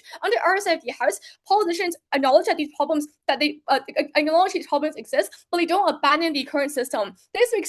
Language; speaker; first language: English; non-native, fluent; Chinese